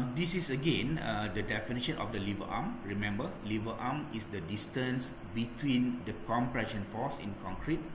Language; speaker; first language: English; non-native, local second language; Malay